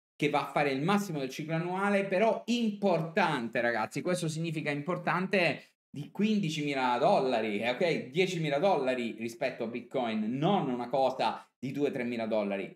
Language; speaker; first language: Italian; native; Italian